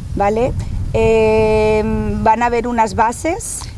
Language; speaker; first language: Spanish; native; Spanish